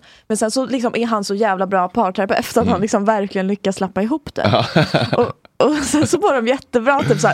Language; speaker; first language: Swedish; native; Swedish